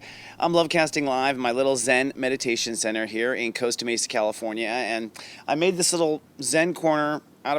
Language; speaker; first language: English; native; English